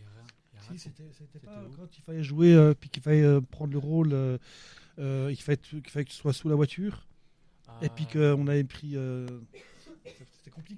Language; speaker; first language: French; native; French